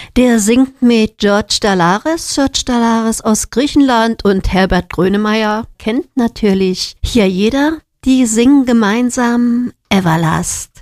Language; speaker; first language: German; native; German